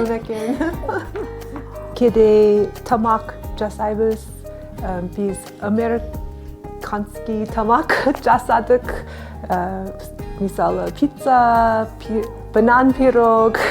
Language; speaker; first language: Kyrgyz; non-native, learner; English